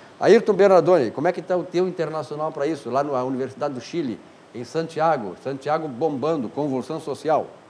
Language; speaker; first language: Portuguese; native; Portuguese